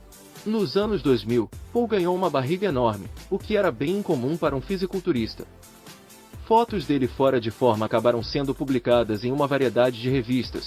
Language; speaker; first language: Portuguese; native; Portuguese